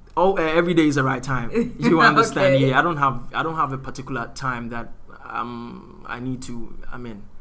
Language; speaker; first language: English; non-native, local second language; Akan